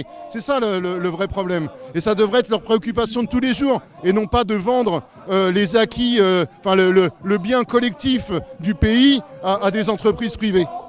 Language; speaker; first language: French; native; French